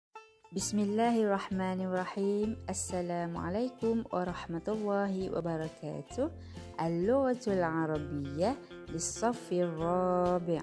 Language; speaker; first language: Arabic; non-native, fluent; Malay